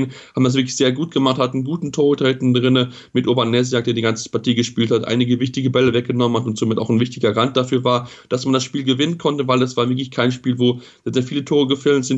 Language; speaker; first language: German; native; German